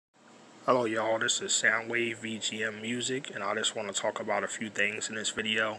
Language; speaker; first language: English; native; English